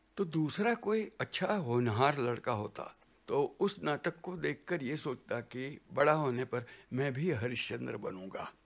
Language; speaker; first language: Hindi; non-native, local second language; Gujarati